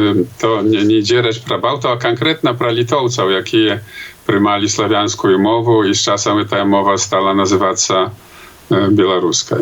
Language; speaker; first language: Polish; non-native, local second language; Belarusian